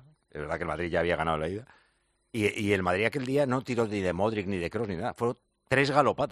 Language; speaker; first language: Spanish; native; Spanish